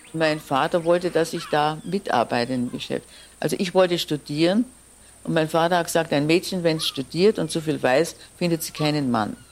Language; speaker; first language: German; native; German